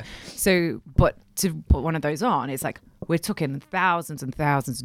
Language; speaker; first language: English; native; English